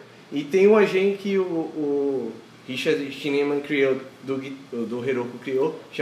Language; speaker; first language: Portuguese; native; Portuguese